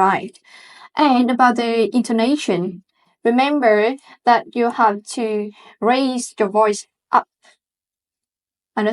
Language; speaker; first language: English; non-native, fluent; Vietnamese